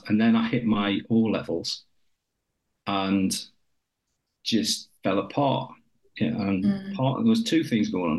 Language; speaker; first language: English; native; English